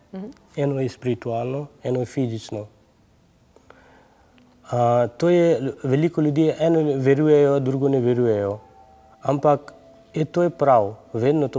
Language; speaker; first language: Slovenian; non-native, learner; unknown